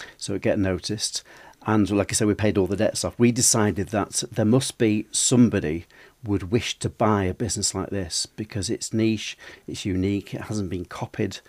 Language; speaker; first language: English; native; English